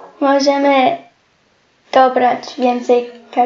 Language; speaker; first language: Polish; non-native, learner; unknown